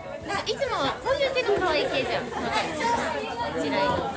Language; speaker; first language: Japanese; native; Japanese